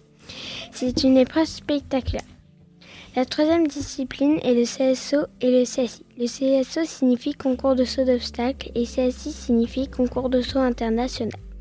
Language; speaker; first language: French; native; French